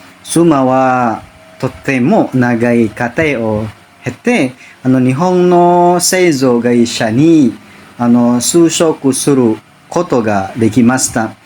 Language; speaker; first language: Japanese; non-native, learner; Indonesian